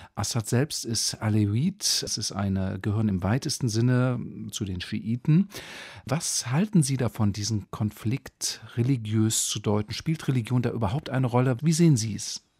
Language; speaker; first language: German; native; German